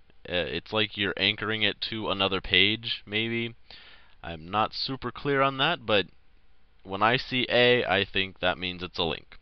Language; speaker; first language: English; native; English